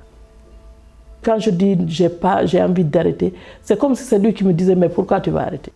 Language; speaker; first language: French; non-native, local second language; Fula